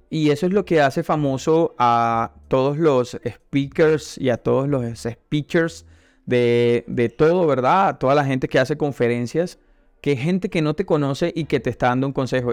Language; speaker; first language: Spanish; native; Spanish